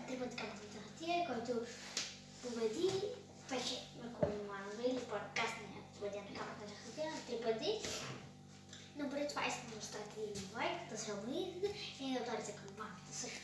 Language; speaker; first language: Bulgarian; early bilingual, heritage; Bulgarian